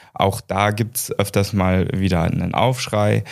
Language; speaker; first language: German; native; German